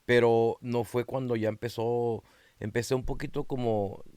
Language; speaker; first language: Spanish; early bilingual, heritage; Spanish